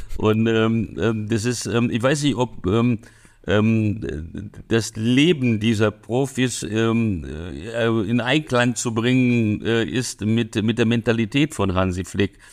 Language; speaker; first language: German; early bilingual, other home language; Hungarian